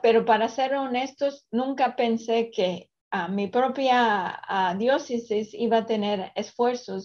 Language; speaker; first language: Spanish; early bilingual, other home language; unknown